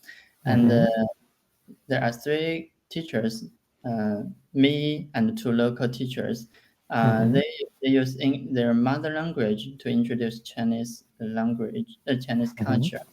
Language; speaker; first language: English; non-native, learner; Chinese